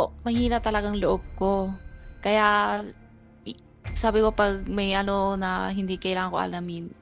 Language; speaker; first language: Filipino; non-native, learner; Chinese